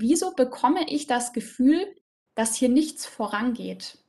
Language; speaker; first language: German; native; German